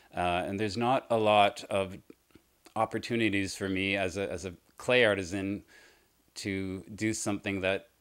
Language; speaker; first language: English; native; English